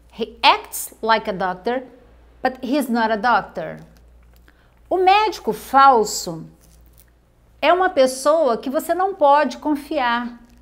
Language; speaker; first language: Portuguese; native; Portuguese